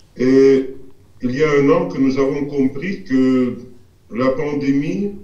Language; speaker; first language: French; non-native, fluent; Russian